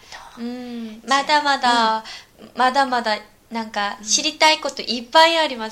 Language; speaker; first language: Japanese; non-native, fluent; Korean